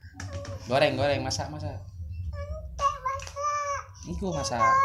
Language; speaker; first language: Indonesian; non-native, local second language; Javanese